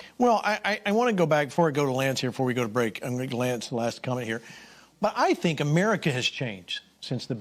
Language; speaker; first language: English; native; English